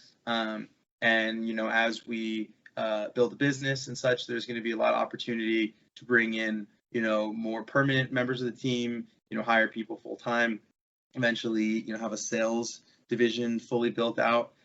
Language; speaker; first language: English; native; English